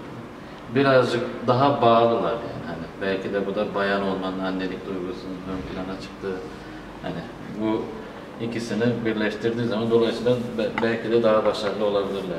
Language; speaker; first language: Turkish; native; Turkish